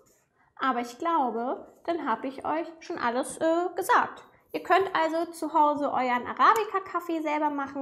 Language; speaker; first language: German; native; German